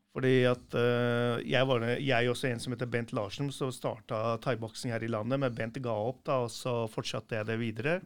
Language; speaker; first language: Norwegian; early bilingual, other home language; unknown